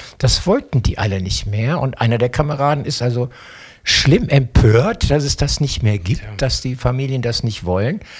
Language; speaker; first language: German; native; German